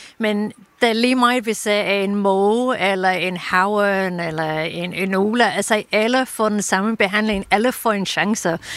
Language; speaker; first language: Danish; non-native, fluent; English